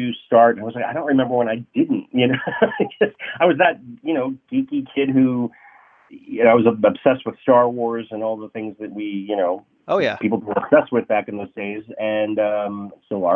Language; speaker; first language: English; native; English